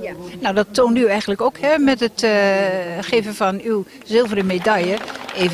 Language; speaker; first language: Dutch; native; Dutch